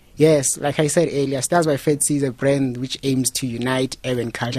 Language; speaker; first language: English; non-native, local second language; Xhosa